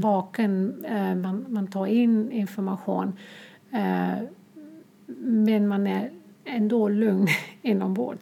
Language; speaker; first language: Swedish; non-native, fluent; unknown